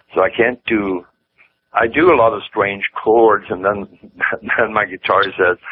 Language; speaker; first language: English; non-native, fluent; Swedish